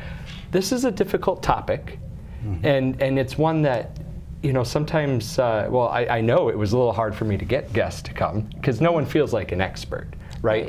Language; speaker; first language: English; native; English